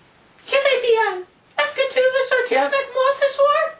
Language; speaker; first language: French; non-native, learner; English